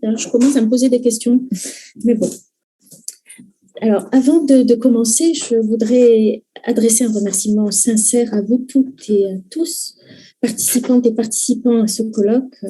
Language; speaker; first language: French; native; French